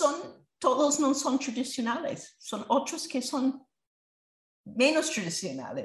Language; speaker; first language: Spanish; non-native, fluent; English